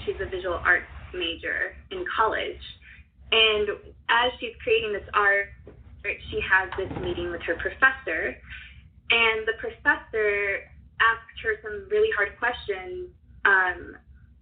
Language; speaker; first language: English; native; English